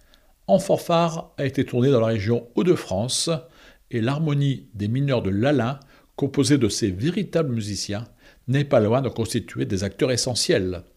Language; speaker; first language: French; native; French